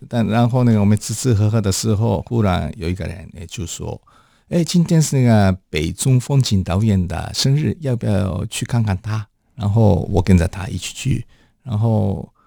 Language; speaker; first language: Chinese; non-native, fluent; Japanese